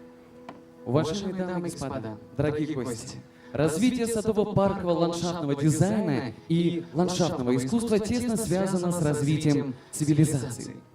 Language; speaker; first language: Russian; native; Russian